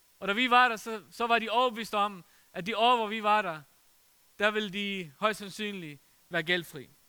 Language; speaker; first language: Danish; non-native, fluent; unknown